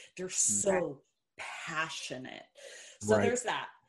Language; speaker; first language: English; early bilingual, other home language; Portuguese